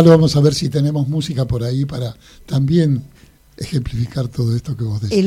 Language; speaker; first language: Spanish; native; Spanish